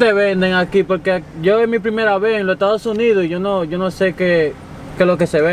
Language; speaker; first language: Spanish; early bilingual, heritage; Spanish